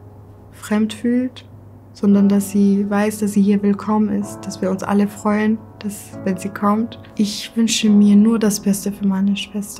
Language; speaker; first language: German; early bilingual, other home language; Kurdish